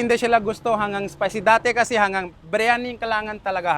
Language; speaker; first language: Filipino; non-native, learner; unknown